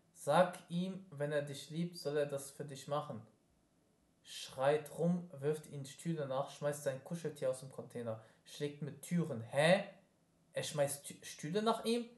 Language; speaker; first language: German; early bilingual, other home language; Arabic